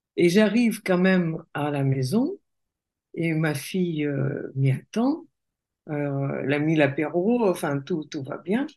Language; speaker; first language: French; non-native, fluent; Russian